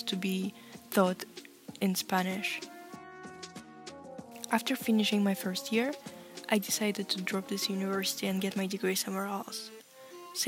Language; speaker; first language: English; non-native, fluent; Russian